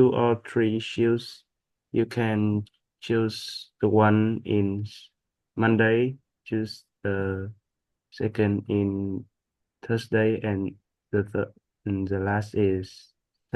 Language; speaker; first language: English; non-native, learner; Vietnamese